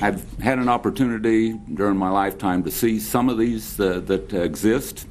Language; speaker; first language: English; native; English